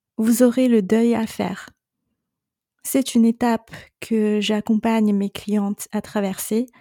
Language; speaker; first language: French; non-native, fluent; Chinese